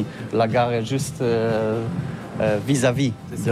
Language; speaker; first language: French; non-native, learner; Polish